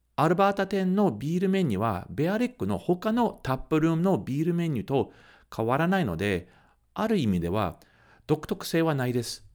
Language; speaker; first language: Japanese; non-native, fluent; English